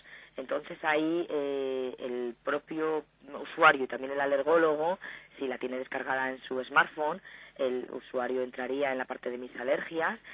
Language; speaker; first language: Spanish; native; Spanish